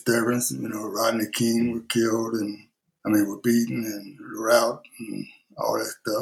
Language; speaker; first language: English; native; English